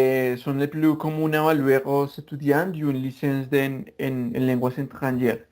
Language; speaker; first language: French; non-native, learner; Spanish